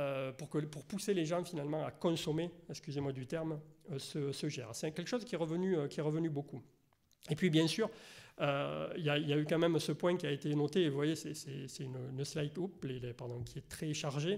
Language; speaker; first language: French; native; French